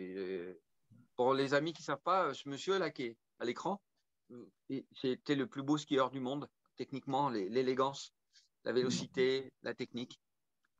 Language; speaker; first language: French; native; French